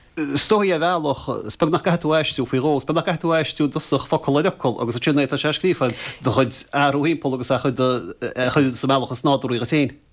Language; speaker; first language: Irish; native; Irish